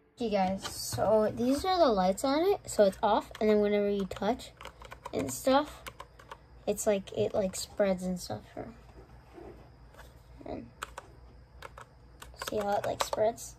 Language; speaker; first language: English; native; English